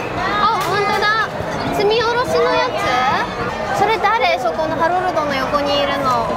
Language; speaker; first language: Japanese; native; Japanese